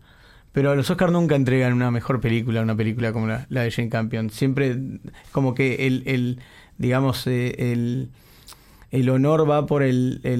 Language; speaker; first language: Spanish; native; Spanish